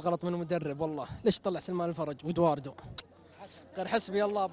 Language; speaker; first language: Arabic; native; Arabic